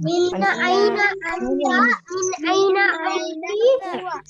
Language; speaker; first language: Arabic; non-native, learner; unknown